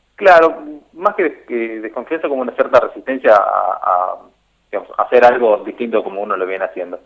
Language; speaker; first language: Spanish; native; Spanish